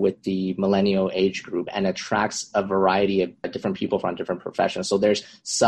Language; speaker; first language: English; native; English